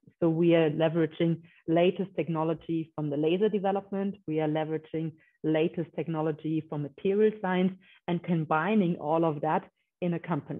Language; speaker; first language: English; non-native, fluent; German